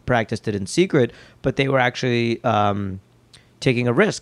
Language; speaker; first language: English; early bilingual, other home language; Russian